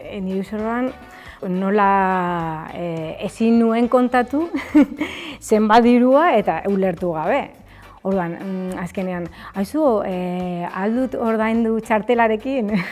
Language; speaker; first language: Basque; non-native, learner; Spanish